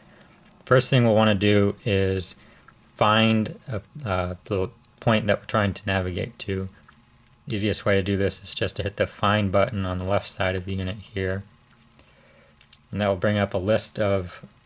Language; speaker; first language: English; native; English